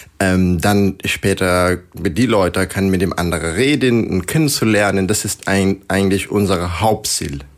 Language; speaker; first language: German; non-native, learner; Persian